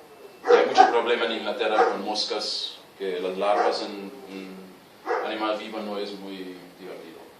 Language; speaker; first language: Spanish; non-native, fluent; German